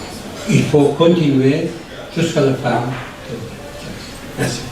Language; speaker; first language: French; non-native, learner; Persian